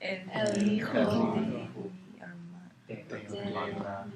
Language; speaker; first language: Spanish; non-native, learner; English